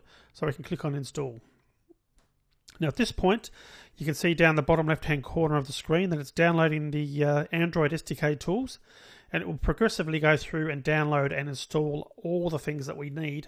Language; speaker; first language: English; native; English